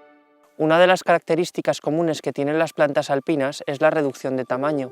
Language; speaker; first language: Spanish; native; Spanish